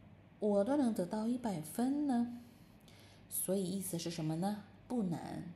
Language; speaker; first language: Chinese; non-native, fluent; Indonesian